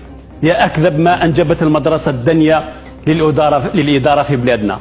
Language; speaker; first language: Arabic; native; Arabic